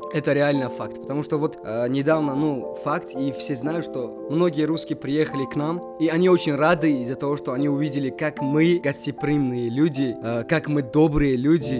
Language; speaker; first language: Russian; non-native, local second language; Tajik